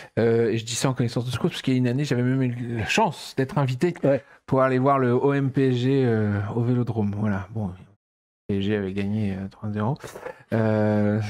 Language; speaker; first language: French; native; French